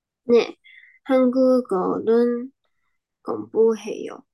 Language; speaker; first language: Korean; non-native, learner; Chinese